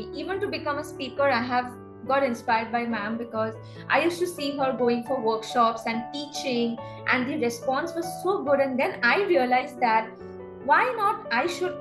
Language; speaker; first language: English; non-native, local second language; Assamese